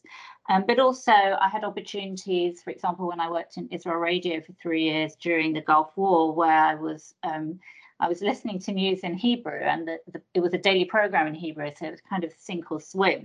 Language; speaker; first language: English; native; English